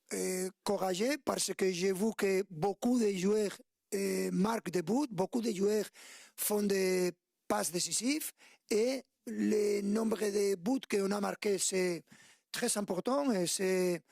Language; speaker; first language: French; non-native, fluent; Spanish